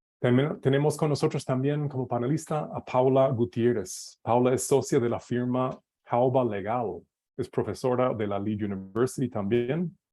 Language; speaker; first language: Spanish; non-native, fluent; English